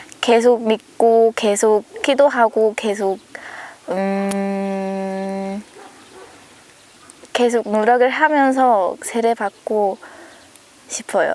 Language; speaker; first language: Korean; non-native, fluent; Mongolian